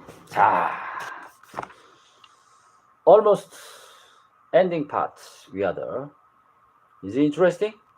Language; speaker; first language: English; non-native, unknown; Korean